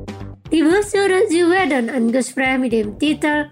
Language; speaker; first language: German; non-native, fluent; Indonesian